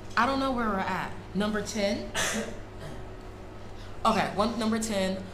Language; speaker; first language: English; native; English